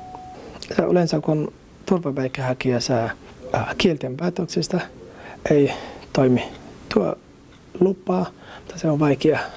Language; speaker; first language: Finnish; non-native, learner; Somali